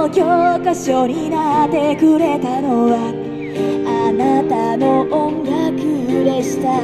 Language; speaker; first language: Japanese; native; Japanese